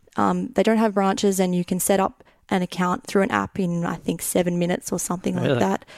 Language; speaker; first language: English; native; English